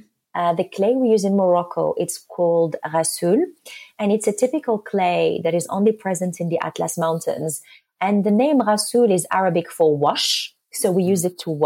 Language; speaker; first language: English; non-native, fluent; Arabic